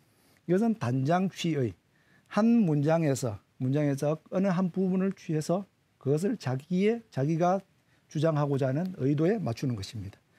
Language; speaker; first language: Korean; native; Korean